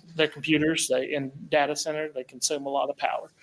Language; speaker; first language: English; native; English